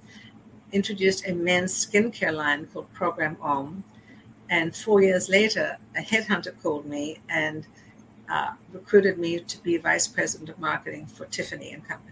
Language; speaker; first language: English; native; English